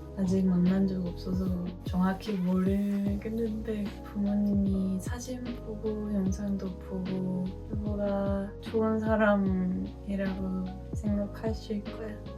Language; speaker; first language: Korean; non-native, fluent; Dutch